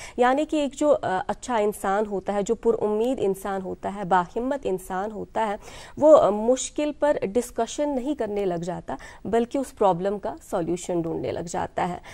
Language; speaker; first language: Hindi; non-native, local second language; Kashmiri